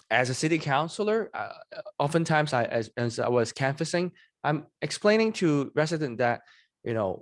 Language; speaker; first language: English; non-native, local second language; Cantonese